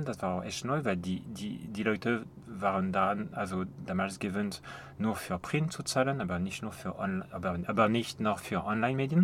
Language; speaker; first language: German; non-native, fluent; French